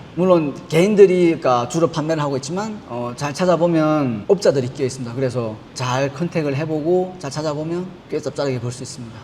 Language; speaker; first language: Korean; native; Korean